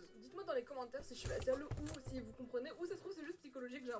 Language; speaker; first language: French; native; French